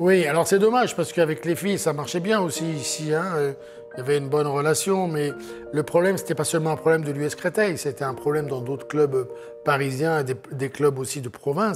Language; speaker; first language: French; native; French